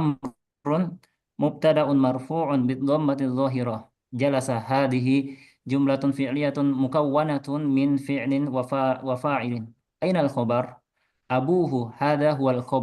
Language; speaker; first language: Arabic; non-native, fluent; Indonesian